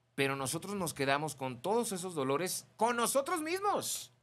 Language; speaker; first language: Spanish; native; Spanish